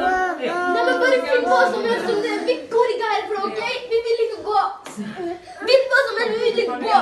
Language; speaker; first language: Norwegian; early bilingual, other home language; Somali